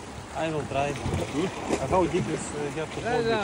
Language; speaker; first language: English; non-native, learner; Lithuanian